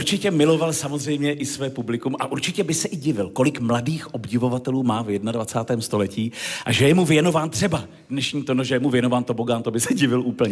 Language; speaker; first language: Czech; native; Czech